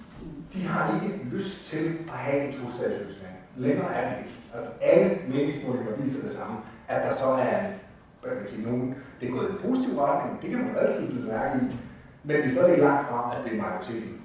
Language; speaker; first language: Danish; native; Danish